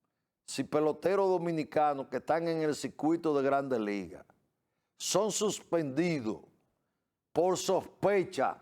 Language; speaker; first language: Spanish; native; Spanish